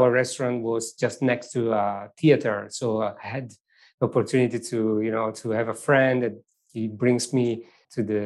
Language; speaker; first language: English; non-native, fluent; Italian